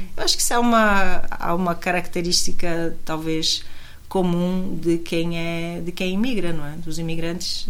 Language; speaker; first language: Portuguese; native; Portuguese